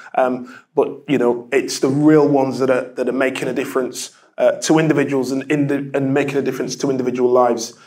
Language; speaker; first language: English; native; English